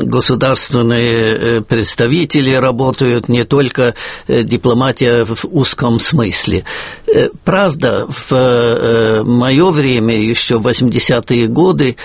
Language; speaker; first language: Russian; non-native, fluent; German